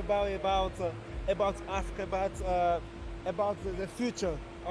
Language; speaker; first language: English; non-native, learner; Portuguese